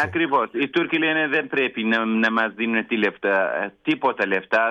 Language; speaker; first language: Greek; non-native, learner; Kurdish